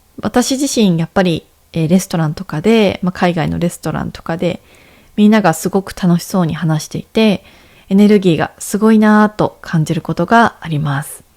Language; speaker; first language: Japanese; native; Japanese